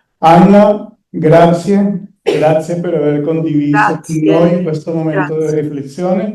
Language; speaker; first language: Italian; non-native, learner; Spanish